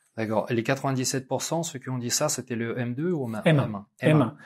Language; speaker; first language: French; non-native, fluent; Russian